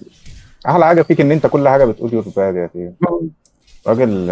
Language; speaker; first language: Arabic; native; Arabic